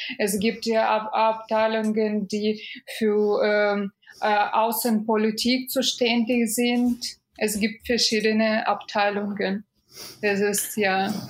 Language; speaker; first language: German; non-native, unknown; Russian